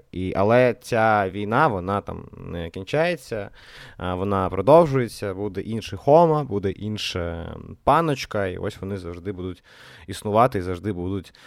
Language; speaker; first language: Ukrainian; native; Ukrainian